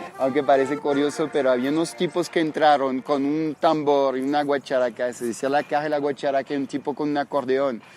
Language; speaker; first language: Spanish; non-native, fluent; French